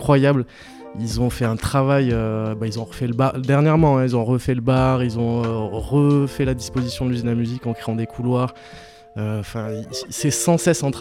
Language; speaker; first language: French; native; French